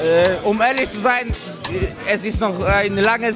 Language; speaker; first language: German; non-native, fluent; Polish